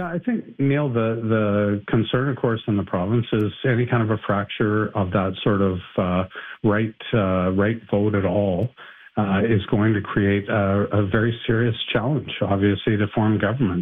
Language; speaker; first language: English; native; English